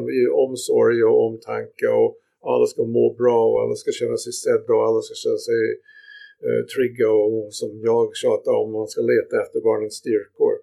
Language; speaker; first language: Swedish; non-native, fluent; English